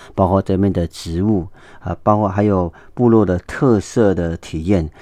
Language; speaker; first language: Chinese; non-native, local second language; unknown